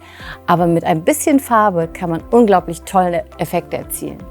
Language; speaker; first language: German; native; German